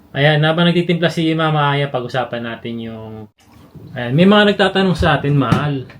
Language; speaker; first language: Filipino; native; Filipino